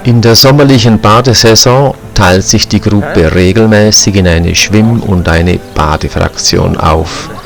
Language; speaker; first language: German; native; German